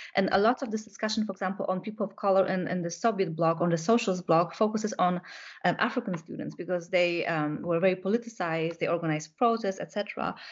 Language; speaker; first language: English; non-native, fluent; Polish